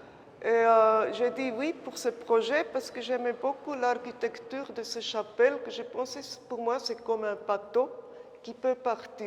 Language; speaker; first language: French; non-native, fluent; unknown